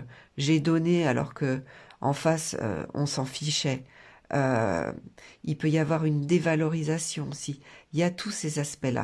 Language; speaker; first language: French; native; French